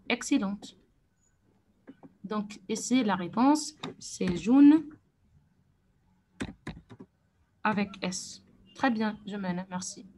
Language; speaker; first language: French; non-native, fluent; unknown